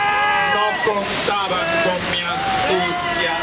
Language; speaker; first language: Spanish; native; Spanish